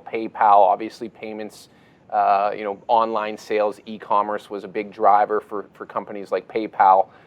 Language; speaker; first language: English; native; English